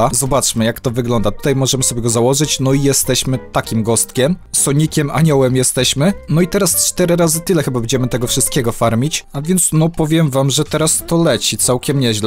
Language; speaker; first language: Polish; native; Polish